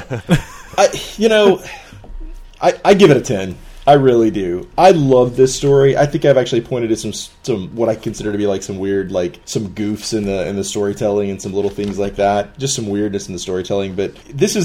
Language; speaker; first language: English; native; English